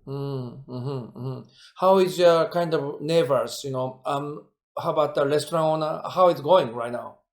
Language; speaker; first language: English; non-native, fluent; Japanese